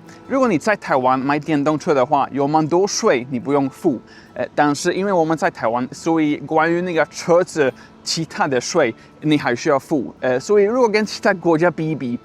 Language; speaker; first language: Chinese; non-native, fluent; Swedish